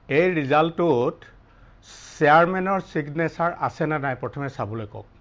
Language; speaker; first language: Assamese; native; Assamese